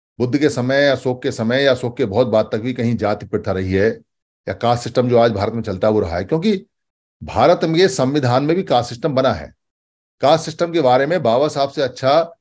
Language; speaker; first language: Hindi; native; Hindi